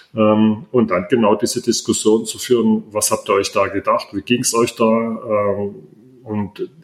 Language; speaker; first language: German; native; German